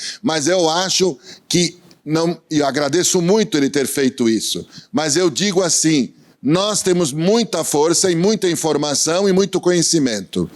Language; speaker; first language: Portuguese; early bilingual, other home language; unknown